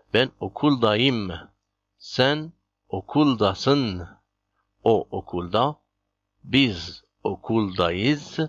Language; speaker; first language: Turkish; non-native, fluent; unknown